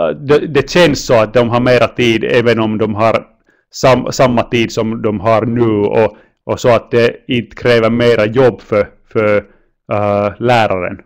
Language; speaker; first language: Swedish; non-native, local second language; Finnish